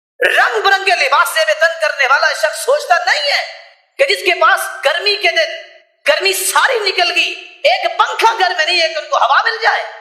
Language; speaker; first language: Urdu; non-native, local second language; Punjabi